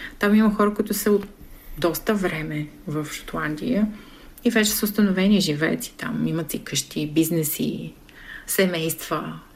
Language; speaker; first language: Bulgarian; native; Bulgarian